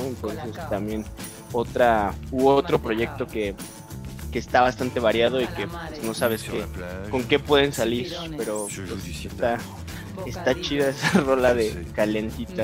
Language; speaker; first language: Spanish; native; Spanish